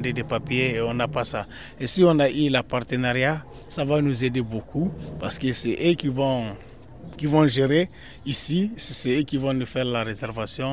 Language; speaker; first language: French; non-native, local second language; Tamasheq